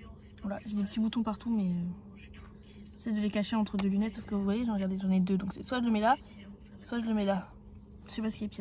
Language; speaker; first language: French; native; French